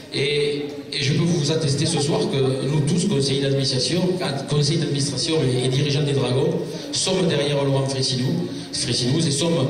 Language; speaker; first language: French; native; French